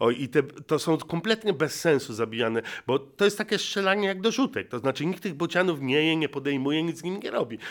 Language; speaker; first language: Polish; native; Polish